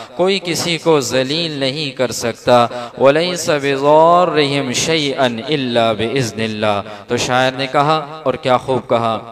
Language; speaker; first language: Urdu; native; Urdu